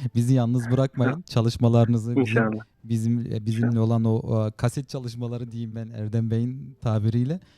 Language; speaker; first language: Turkish; native; Turkish